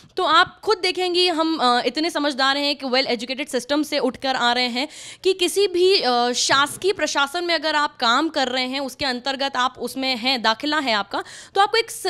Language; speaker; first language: Hindi; native; Hindi